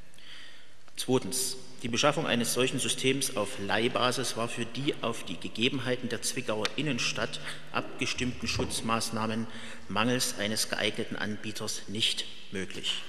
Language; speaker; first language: German; native; German